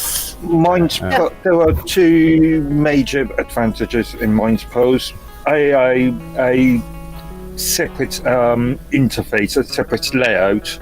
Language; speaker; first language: English; native; English